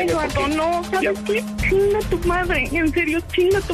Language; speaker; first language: Spanish; native; Spanish